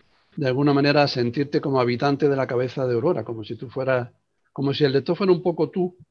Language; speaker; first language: Spanish; native; Spanish